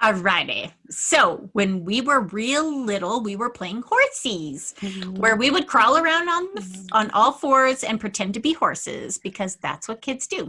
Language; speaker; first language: English; native; English